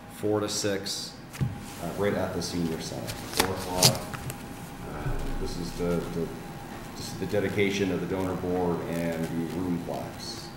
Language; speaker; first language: English; native; English